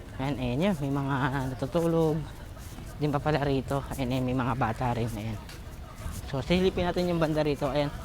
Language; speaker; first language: Filipino; native; Filipino